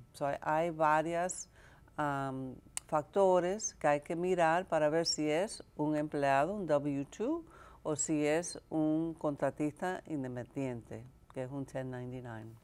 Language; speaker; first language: Spanish; early bilingual, heritage; Spanish